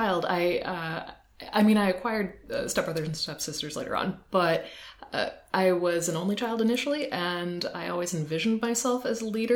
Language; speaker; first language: English; native; English